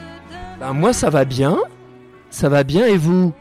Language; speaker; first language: French; native; French